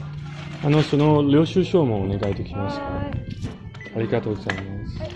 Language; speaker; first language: Japanese; non-native, learner; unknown